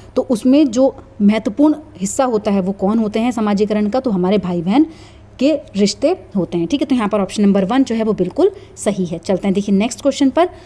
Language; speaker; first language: Hindi; native; Hindi